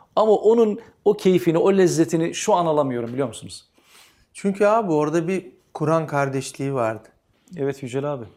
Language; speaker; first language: Turkish; native; Turkish